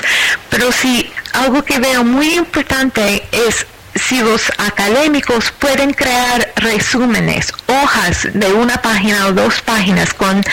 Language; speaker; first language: Spanish; non-native, fluent; English